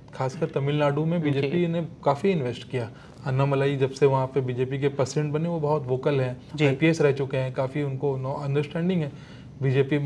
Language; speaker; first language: Hindi; native; Hindi